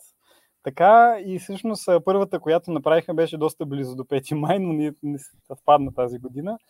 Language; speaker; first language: Bulgarian; native; Bulgarian